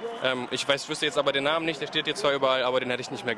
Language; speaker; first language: German; native; German